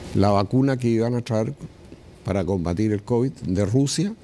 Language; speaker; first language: Spanish; native; Spanish